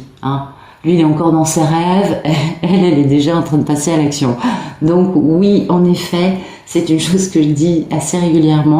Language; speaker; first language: French; native; French